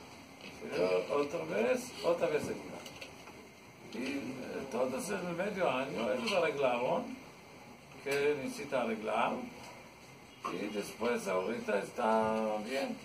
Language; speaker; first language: Spanish; non-native, learner; Hebrew